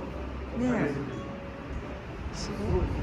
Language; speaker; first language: Japanese; native; Japanese